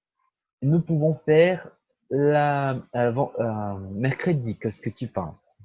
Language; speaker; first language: French; non-native, fluent; Portuguese